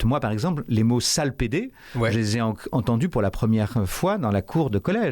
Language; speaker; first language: French; native; French